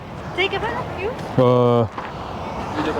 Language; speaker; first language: English; non-native, learner; Kyrgyz